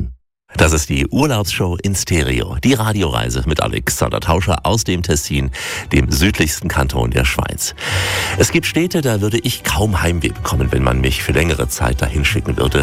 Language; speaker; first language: German; native; German